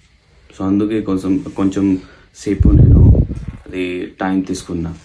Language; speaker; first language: Telugu; non-native, local second language; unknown